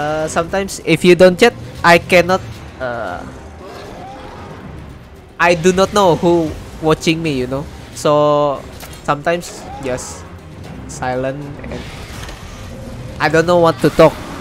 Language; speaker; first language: English; non-native, learner; Indonesian